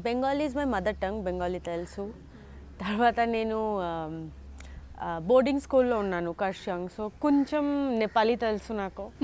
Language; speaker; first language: Telugu; non-native, learner; Bangla